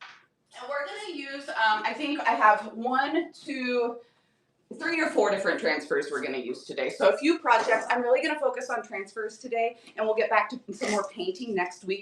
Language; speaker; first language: English; native; English